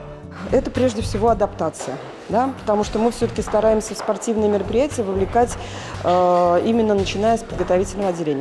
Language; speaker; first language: Russian; native; Russian